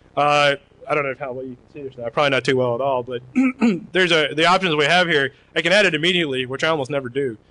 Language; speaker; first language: English; native; English